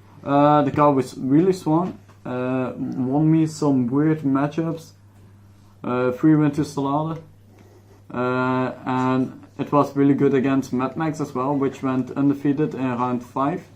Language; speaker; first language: English; non-native, fluent; Dutch